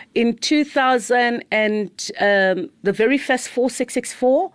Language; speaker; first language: English; non-native, local second language; Zulu